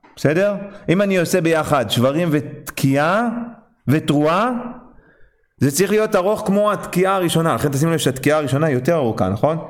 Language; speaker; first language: Hebrew; non-native, fluent; English